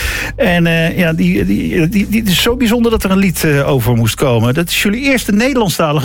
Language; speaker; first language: Dutch; native; Dutch